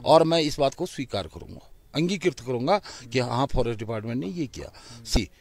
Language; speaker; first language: Hindi; native; Hindi